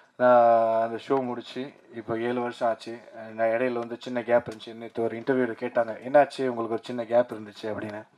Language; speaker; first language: Tamil; early bilingual, heritage; Tamil